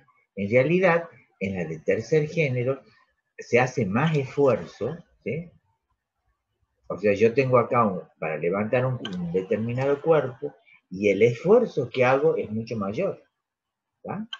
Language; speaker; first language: Spanish; native; Spanish